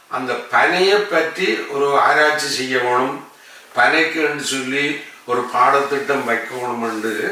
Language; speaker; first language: Tamil; native; Tamil